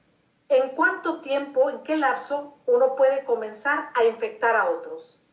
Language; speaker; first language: Spanish; native; Spanish